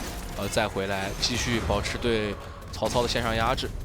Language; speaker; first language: Chinese; native; Chinese